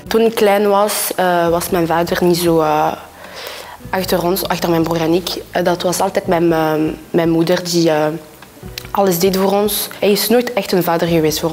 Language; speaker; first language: Dutch; early bilingual, other home language; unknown